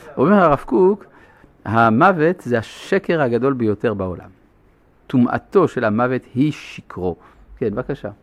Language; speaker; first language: Hebrew; non-native, fluent; French